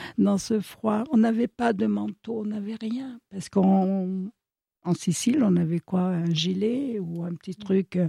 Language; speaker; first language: French; early bilingual, other home language; Italian